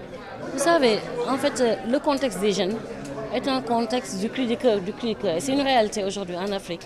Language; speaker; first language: French; non-native, local second language; Wolof